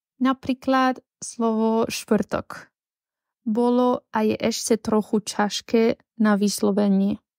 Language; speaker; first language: Slovak; non-native, learner; Spanish